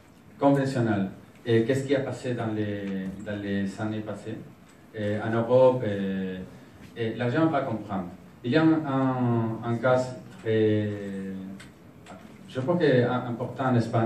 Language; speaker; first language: French; non-native, learner; Spanish